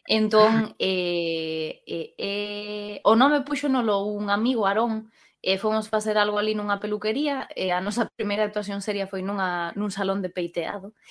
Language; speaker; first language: Galician; non-native, local second language; Spanish